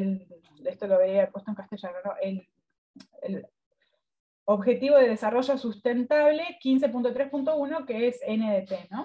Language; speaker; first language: Spanish; native; Spanish